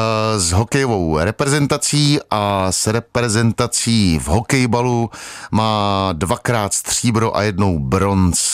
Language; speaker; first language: Czech; native; Czech